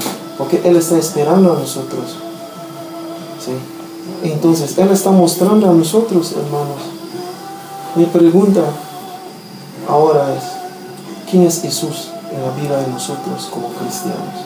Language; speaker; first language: Spanish; non-native, learner; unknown